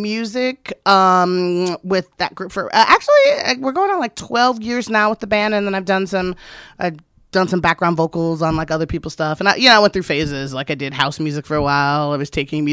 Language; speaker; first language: English; native; English